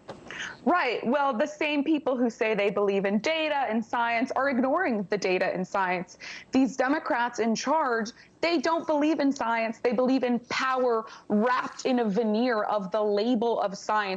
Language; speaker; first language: English; native; English